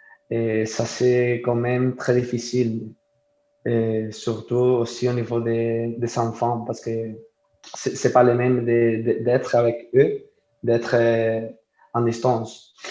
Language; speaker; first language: French; non-native, fluent; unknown